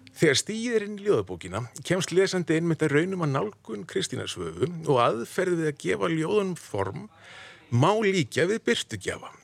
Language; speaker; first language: Icelandic; native; Icelandic